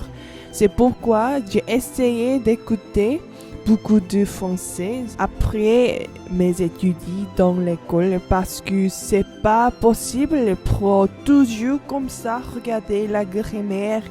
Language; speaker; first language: French; non-native, learner; Korean